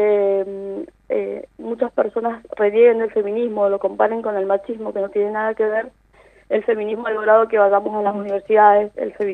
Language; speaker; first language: Spanish; native; Spanish